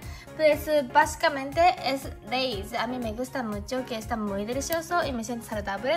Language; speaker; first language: Spanish; non-native, learner; Japanese